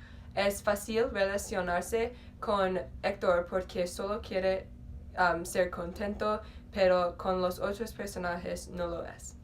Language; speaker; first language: Spanish; non-native, learner; English